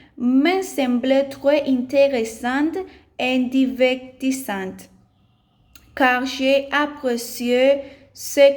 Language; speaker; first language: French; non-native, learner; Spanish